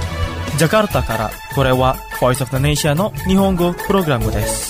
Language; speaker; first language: Japanese; non-native, fluent; Indonesian